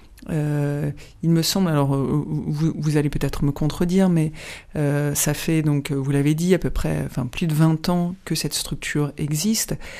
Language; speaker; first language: French; native; French